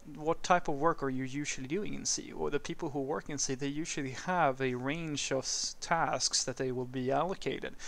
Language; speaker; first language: English; non-native, fluent; Swedish